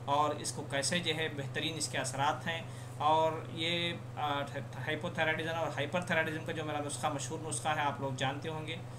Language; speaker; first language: Urdu; native; Urdu